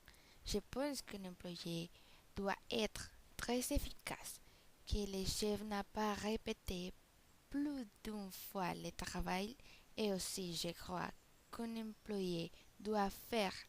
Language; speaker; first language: French; non-native, learner; Spanish